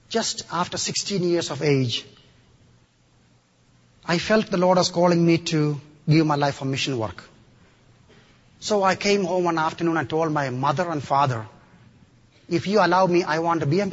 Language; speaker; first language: English; non-native, local second language; Malayalam